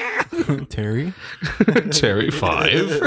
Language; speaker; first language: English; native; English